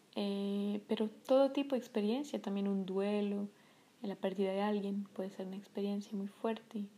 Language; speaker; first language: Spanish; non-native, fluent; French